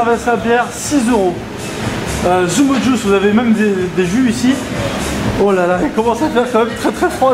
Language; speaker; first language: French; native; French